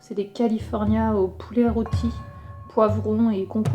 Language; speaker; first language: French; native; French